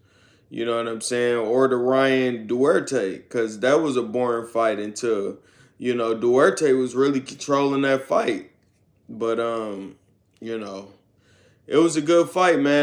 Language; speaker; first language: English; native; English